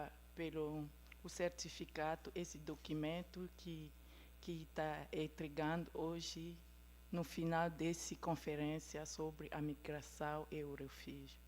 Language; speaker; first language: Portuguese; non-native, fluent; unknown